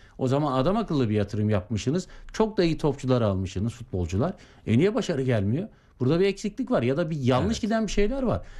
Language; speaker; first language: Turkish; native; Turkish